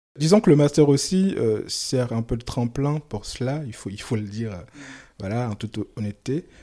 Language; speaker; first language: French; non-native, local second language; Soninke